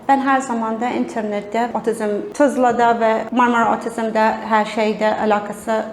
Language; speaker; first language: Turkish; non-native, learner; Arabic